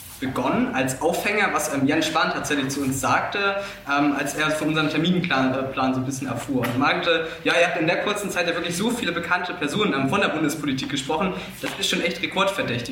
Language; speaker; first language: German; native; German